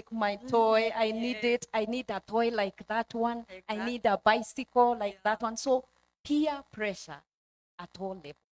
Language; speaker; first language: English; non-native, local second language; Swahili